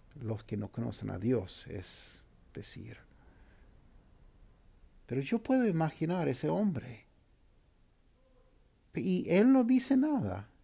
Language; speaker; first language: Spanish; non-native, fluent; English